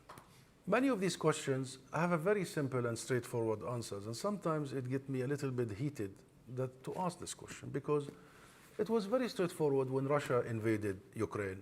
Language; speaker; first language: English; non-native, fluent; Arabic